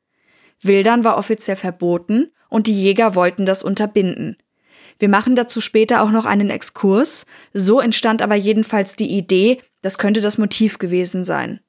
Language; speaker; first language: German; native; German